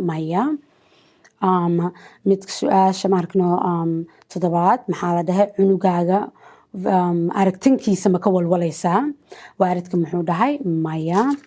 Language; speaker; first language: Somali; early bilingual, heritage; Somali